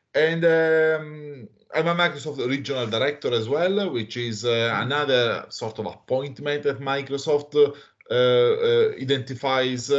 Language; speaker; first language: English; non-native, fluent; Italian